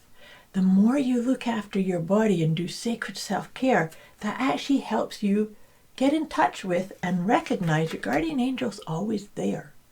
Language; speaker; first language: English; native; English